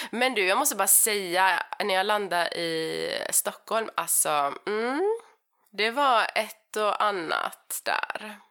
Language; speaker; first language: Swedish; early bilingual, heritage; Swedish